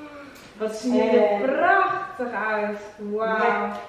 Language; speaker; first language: Dutch; native; Dutch